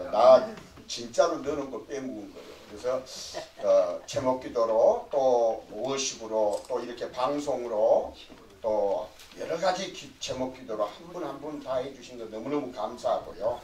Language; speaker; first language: Korean; native; Korean